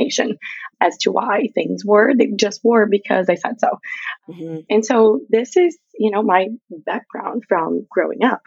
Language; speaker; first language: English; non-native, fluent; Portuguese